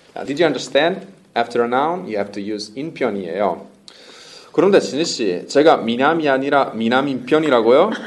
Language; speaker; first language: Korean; non-native, learner; Italian